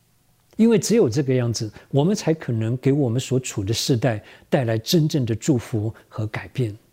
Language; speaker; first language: Chinese; native; Chinese